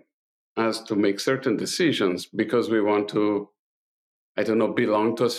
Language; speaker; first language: English; non-native, fluent; Italian